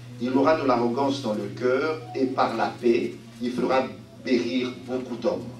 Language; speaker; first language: French; native; French